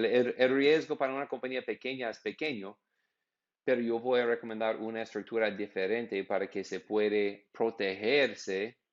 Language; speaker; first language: Spanish; non-native, learner; English